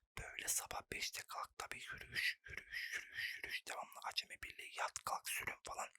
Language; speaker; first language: Turkish; native; Turkish